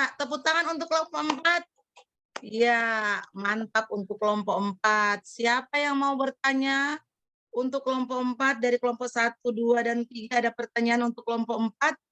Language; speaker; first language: Indonesian; native; Indonesian